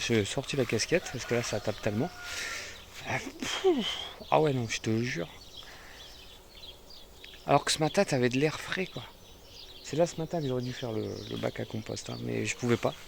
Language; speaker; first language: French; native; French